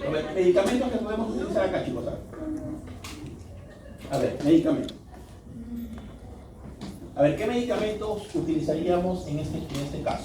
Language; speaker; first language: Spanish; native; Spanish